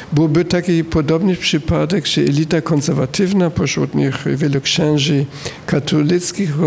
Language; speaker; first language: Polish; non-native, fluent; German